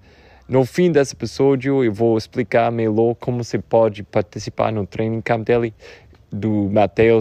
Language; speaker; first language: Portuguese; non-native, fluent; English